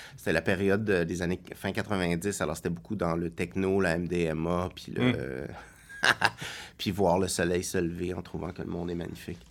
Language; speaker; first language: French; native; French